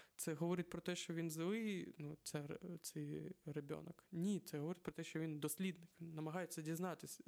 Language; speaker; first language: Ukrainian; non-native, local second language; Russian